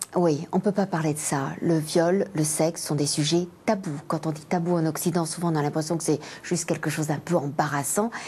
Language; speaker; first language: French; native; French